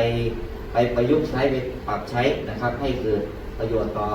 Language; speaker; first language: Thai; native; Thai